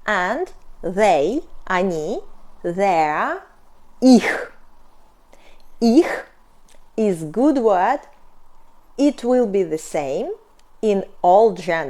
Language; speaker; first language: English; non-native, fluent; Russian